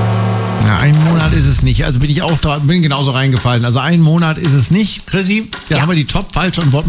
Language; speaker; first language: German; native; German